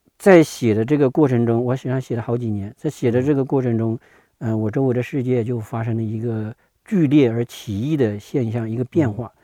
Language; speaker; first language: Chinese; native; Chinese